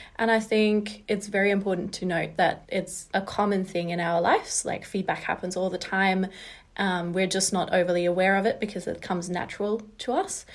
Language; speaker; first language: English; non-native, fluent; German